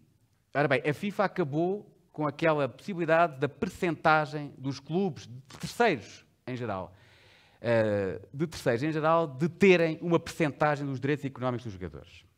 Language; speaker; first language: Portuguese; native; Portuguese